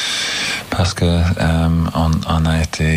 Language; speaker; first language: French; non-native, learner; English